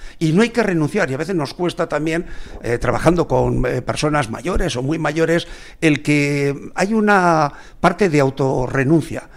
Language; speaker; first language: Spanish; native; Spanish